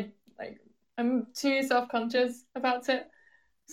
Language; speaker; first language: English; non-native, fluent; Chinese